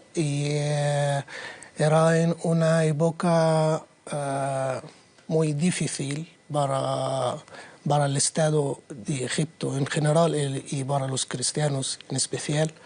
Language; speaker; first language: Spanish; non-native, learner; Arabic